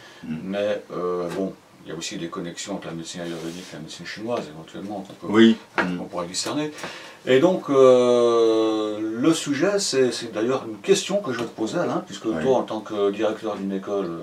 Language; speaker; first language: French; native; French